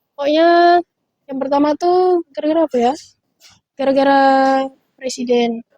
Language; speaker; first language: Indonesian; early bilingual, heritage; Indonesian